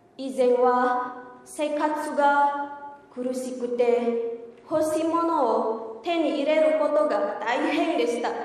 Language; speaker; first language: Japanese; non-native, fluent; Indonesian